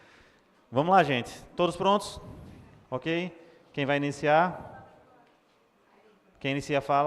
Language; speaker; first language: Portuguese; native; Portuguese